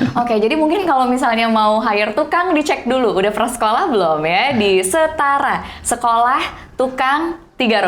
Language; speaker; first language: Indonesian; native; Indonesian